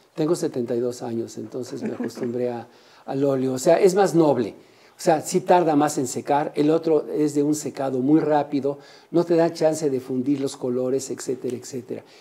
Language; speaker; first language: Spanish; native; Spanish